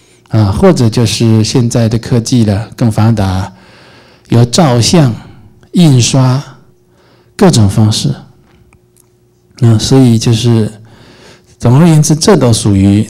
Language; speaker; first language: Chinese; native; Chinese